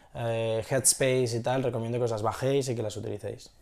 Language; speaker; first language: Spanish; native; Spanish